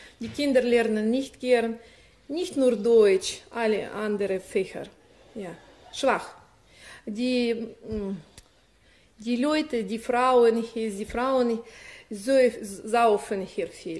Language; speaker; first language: German; non-native, learner; Russian